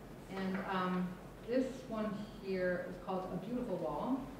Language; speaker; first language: English; non-native, fluent; Spanish